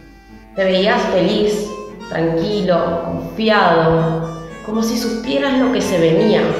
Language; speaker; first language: Spanish; native; Spanish